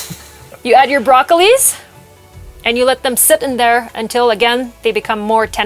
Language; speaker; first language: English; non-native, local second language; French